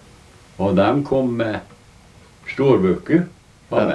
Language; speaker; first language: Norwegian; early bilingual, heritage; Norwegian